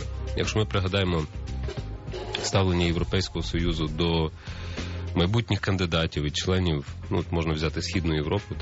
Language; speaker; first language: Ukrainian; native; Ukrainian